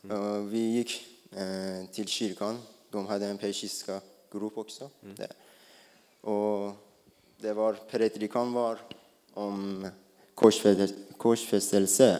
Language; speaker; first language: Swedish; non-native, learner; Persian